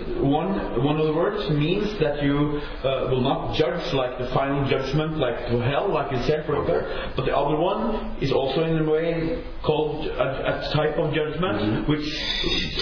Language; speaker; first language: English; non-native, fluent; Norwegian